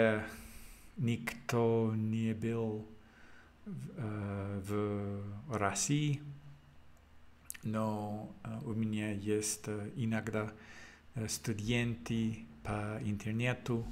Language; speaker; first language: Russian; non-native, learner; English